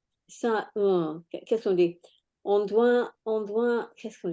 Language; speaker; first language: French; non-native, fluent; English